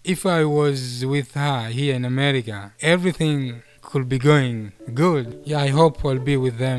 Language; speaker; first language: English; non-native, local second language; Somali